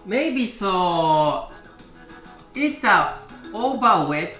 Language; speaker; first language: English; non-native, learner; Japanese